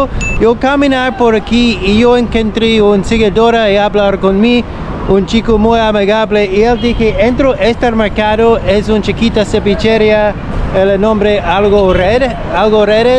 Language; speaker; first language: Spanish; non-native, learner; English